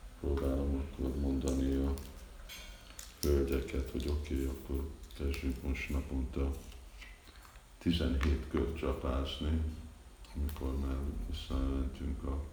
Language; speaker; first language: Hungarian; early bilingual, heritage; Hungarian